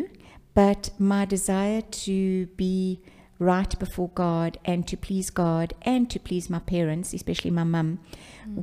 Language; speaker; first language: English; native; English